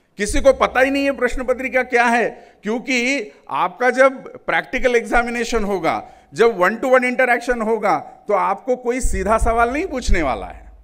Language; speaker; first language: Hindi; non-native, local second language; Marathi